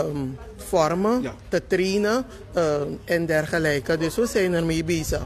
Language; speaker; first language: Dutch; native; Dutch